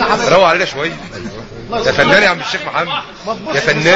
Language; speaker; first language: Arabic; native; Arabic